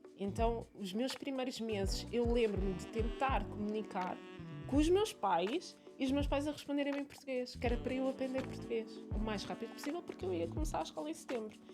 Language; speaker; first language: Portuguese; early bilingual, other home language; Italian